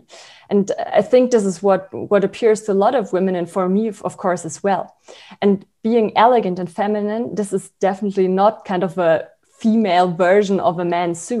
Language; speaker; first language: English; non-native, fluent; German